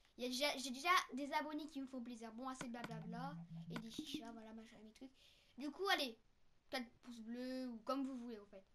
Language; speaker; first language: French; native; French